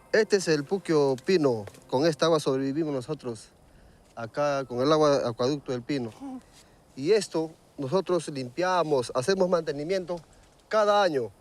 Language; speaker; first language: Spanish; native; Spanish